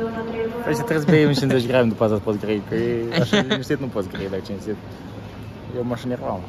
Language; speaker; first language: Romanian; native; Romanian